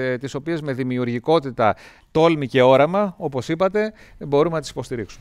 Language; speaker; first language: Greek; native; Greek